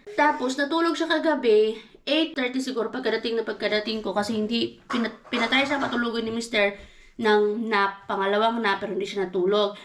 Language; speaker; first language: Filipino; non-native, local second language; Cebuano